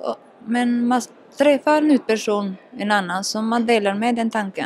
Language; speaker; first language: Swedish; non-native, learner; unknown